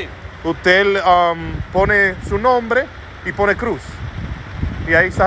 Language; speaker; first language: Spanish; early bilingual, heritage; Spanish